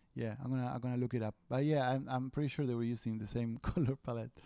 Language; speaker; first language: English; non-native, fluent; Spanish